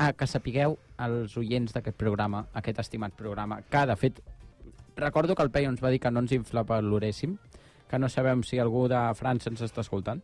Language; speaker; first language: Catalan; native; Catalan